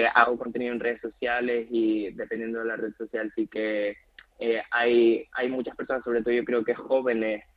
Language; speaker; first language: Spanish; native; Spanish